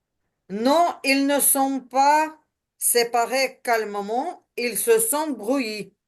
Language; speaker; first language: French; non-native, learner; Ukrainian